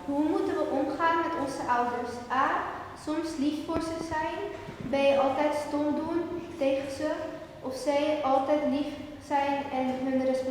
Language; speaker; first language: Dutch; early bilingual, other home language; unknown